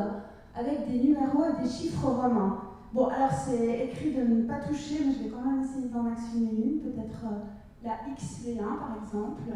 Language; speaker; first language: French; native; French